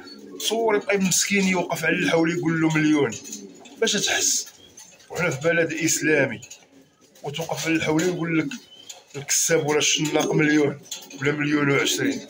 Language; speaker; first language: Arabic; native; Arabic